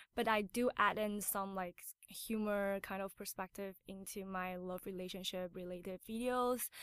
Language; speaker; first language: English; non-native, fluent; Chinese